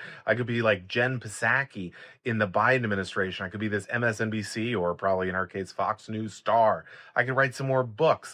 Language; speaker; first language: English; native; English